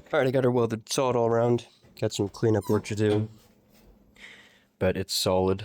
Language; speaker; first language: English; native; English